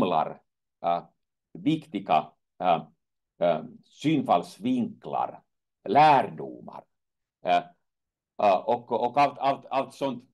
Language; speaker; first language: Swedish; non-native, fluent; Finnish